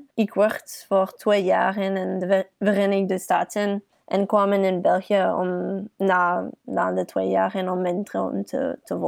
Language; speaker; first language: Dutch; early bilingual, heritage; English